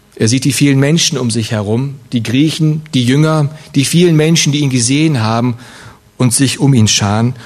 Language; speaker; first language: German; early bilingual, other home language; Russian